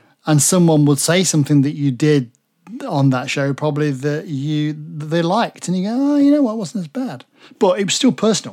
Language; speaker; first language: English; native; English